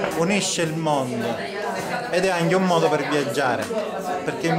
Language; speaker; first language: Italian; native; Italian